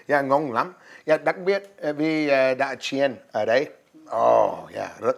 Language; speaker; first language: Vietnamese; non-native, learner; English